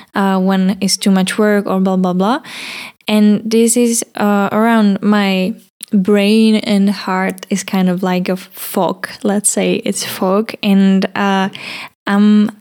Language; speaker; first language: English; non-native, learner; Czech